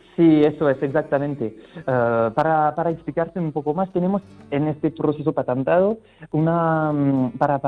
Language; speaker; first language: Spanish; non-native, fluent; French